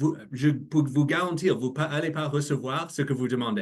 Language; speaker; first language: French; non-native, learner; English